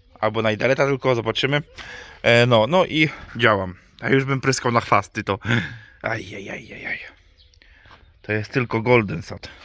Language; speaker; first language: Polish; native; Polish